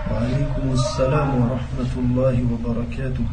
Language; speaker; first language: Arabic; non-native, learner; French